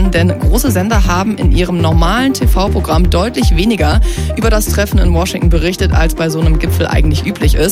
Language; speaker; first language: German; native; German